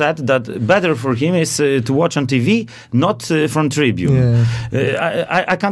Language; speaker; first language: English; non-native, learner; Polish